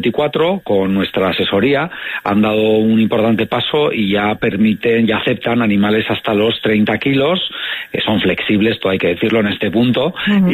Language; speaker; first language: Spanish; native; Spanish